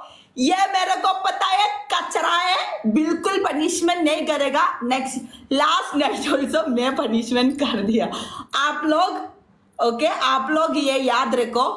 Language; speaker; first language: Hindi; non-native, learner; Bangla